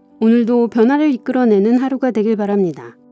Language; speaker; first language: Korean; native; Korean